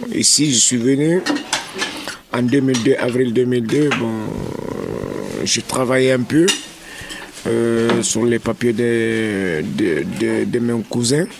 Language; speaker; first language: French; non-native, local second language; Fula